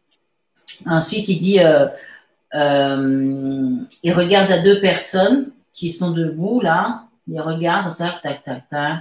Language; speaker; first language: French; native; French